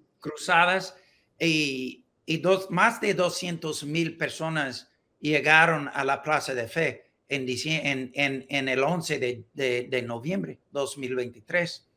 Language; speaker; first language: Spanish; non-native, learner; English